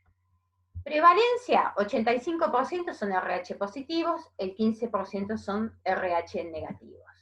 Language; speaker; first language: Spanish; native; Spanish